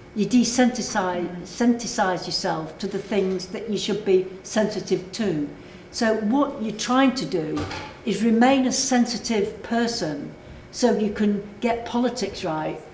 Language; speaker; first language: English; native; English